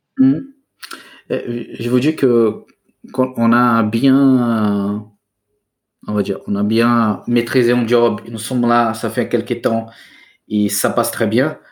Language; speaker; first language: French; non-native, fluent; Portuguese